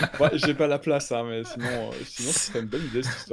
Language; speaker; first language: French; native; French